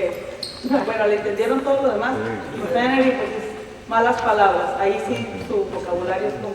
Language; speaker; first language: Spanish; native; Spanish